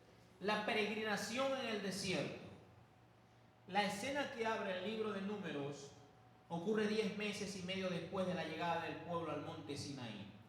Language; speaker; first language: Spanish; native; Spanish